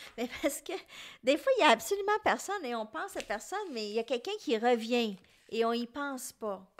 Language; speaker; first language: French; native; French